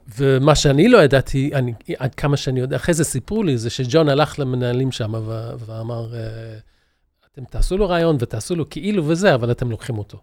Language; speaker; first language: Hebrew; early bilingual, other home language; English